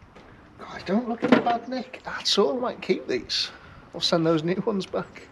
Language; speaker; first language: English; native; English